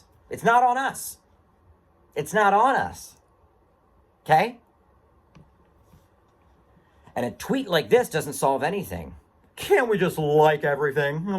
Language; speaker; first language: English; native; English